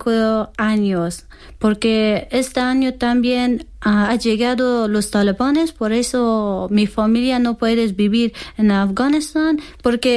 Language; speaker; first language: Spanish; non-native, learner; Persian